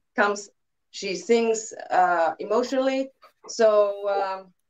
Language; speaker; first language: English; non-native, learner; Finnish